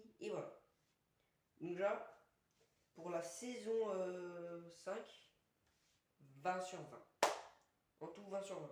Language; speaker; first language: French; native; French